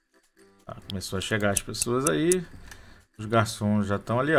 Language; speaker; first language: Portuguese; native; Portuguese